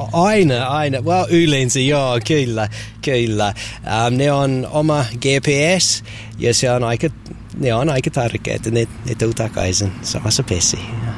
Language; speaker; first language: Finnish; non-native, learner; English